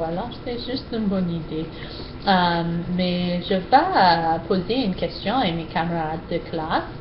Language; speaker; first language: French; non-native, learner; English